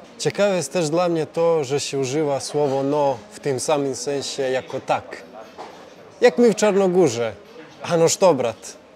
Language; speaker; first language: Polish; non-native, fluent; Serbian